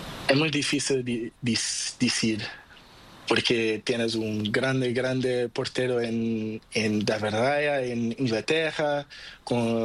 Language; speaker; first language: Spanish; non-native, learner; Portuguese